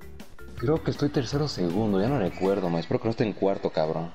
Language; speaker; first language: Spanish; native; Spanish